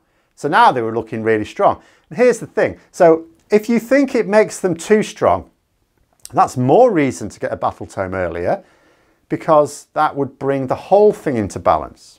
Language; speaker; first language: English; native; English